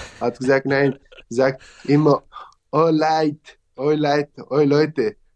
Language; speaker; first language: German; non-native, fluent; Kurdish